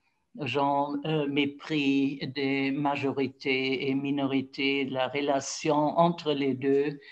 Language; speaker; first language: French; non-native, fluent; German